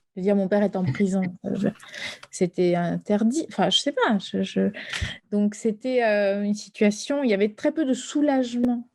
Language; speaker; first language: French; early bilingual, other home language; Spanish